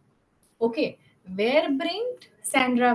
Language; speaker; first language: German; non-native, fluent; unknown